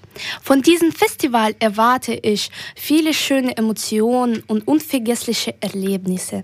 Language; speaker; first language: German; early bilingual, other home language; Ukrainian